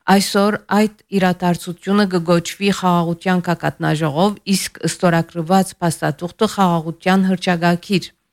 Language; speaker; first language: Armenian; early bilingual, heritage; Armenian